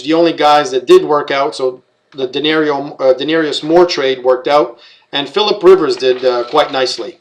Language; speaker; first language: English; native; English